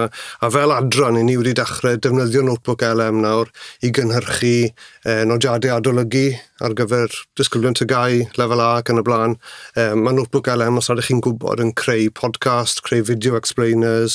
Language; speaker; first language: Welsh; native; Welsh